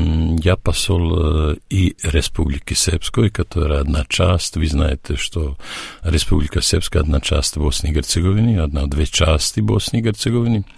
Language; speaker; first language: Russian; non-native, learner; Serbian